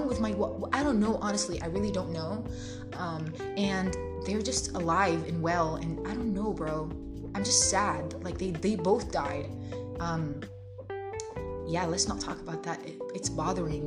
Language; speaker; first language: English; non-native, fluent; Arabic